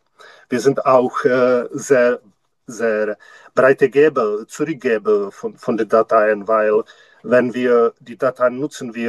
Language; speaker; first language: German; non-native, learner; Czech